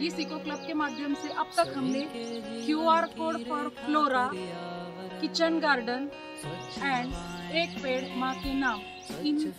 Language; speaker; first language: Hindi; non-native, local second language; Marathi